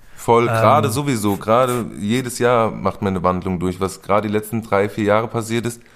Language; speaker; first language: German; native; German